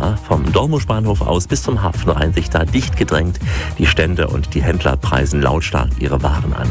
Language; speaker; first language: German; native; German